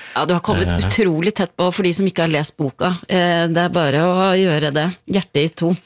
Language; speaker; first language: Norwegian; native; Norwegian